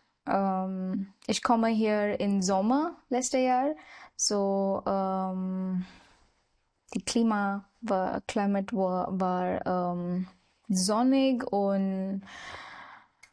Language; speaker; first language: German; non-native, learner; Marathi